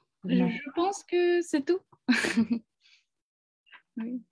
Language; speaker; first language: French; non-native, learner; Ukrainian